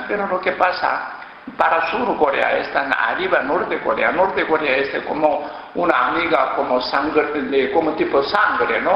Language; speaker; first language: Spanish; non-native, learner; Korean